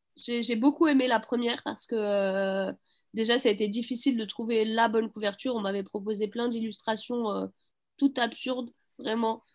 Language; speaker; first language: French; early bilingual, other home language; Arabic